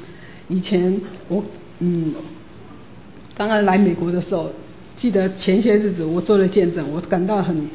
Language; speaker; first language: Chinese; native; Chinese